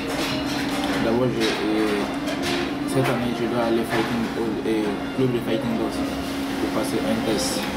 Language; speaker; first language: French; non-native, learner; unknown